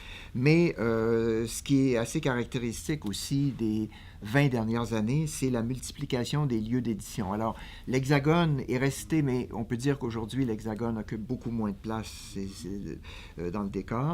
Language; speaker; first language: French; native; French